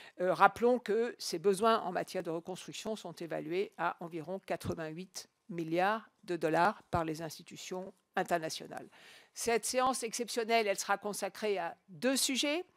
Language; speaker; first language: French; native; French